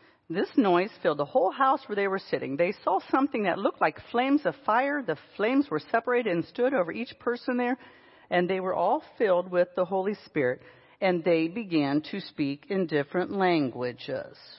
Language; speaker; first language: English; native; English